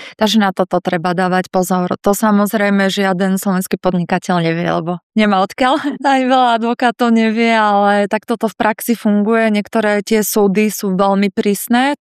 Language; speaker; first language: Slovak; native; Slovak